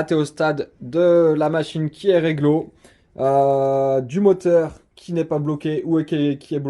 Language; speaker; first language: French; native; French